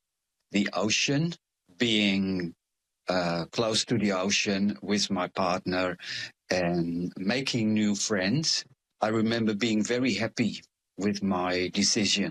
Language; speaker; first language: English; non-native, fluent; Dutch